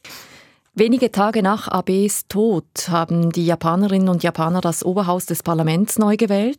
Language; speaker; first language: German; native; German